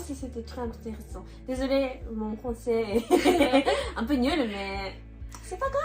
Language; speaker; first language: French; non-native, learner; Japanese